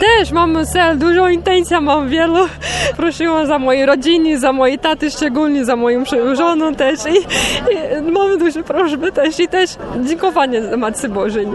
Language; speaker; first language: Polish; non-native, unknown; Portuguese